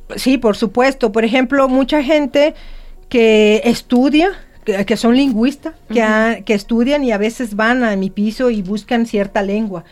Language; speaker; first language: Spanish; non-native, local second language; Zapotec